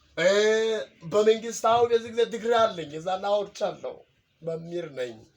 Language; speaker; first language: Amharic; non-native, local second language; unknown